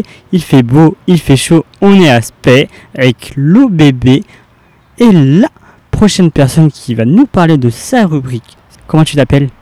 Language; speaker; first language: French; native; French